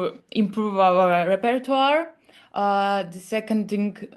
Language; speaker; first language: English; non-native, learner; Russian